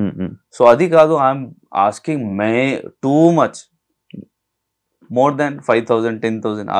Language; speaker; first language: Telugu; non-native, local second language; Urdu